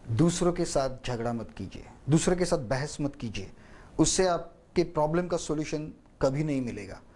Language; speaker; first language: Hindi; native; Hindi